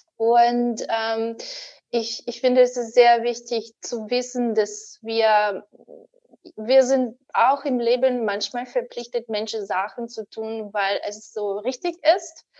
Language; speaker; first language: German; non-native, fluent; Russian